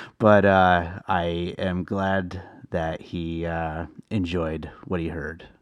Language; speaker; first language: English; native; English